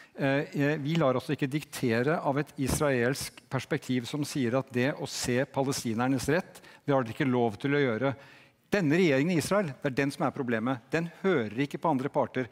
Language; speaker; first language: Norwegian; native; Norwegian